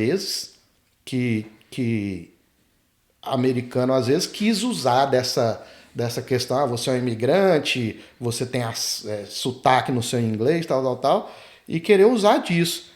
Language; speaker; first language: Portuguese; native; Portuguese